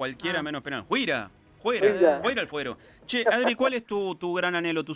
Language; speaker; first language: Spanish; native; Spanish